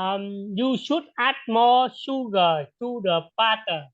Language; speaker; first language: English; non-native, learner; Vietnamese